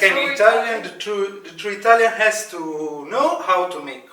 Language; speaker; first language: English; non-native, fluent; Italian